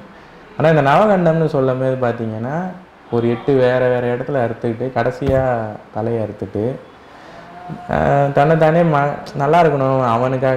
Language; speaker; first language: Tamil; native; Tamil